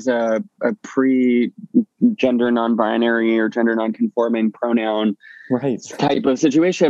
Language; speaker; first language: English; native; English